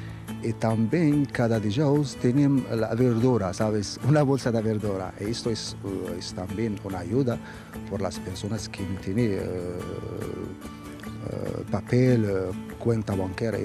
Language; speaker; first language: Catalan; non-native, learner; Spanish